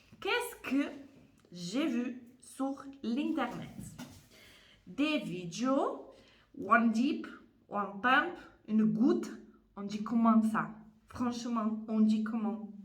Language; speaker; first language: French; non-native, fluent; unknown